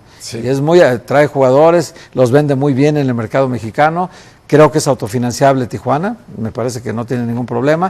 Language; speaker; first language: Spanish; native; Spanish